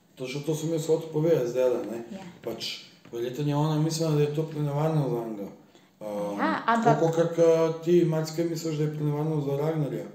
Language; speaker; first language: Slovenian; early bilingual, other home language; Bosnian